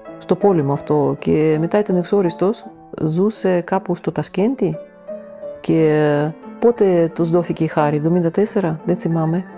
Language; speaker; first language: Greek; non-native, fluent; Russian